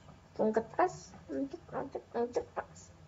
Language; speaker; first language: French; native; French